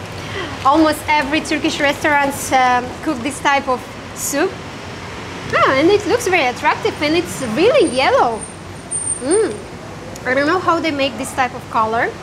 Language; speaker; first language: English; non-native, fluent; Kazakh